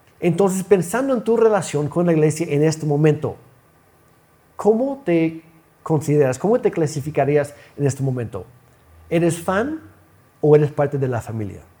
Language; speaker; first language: Spanish; non-native, fluent; English